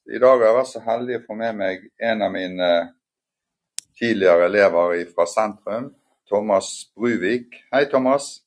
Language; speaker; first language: Norwegian; native; Norwegian